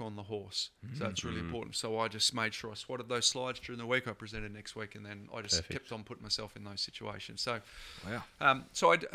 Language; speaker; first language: English; native; English